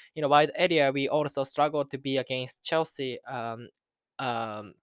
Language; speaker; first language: English; non-native, learner; Japanese